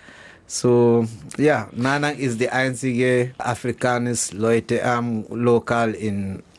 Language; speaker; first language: German; non-native, learner; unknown